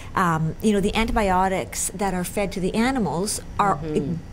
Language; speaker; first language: English; native; English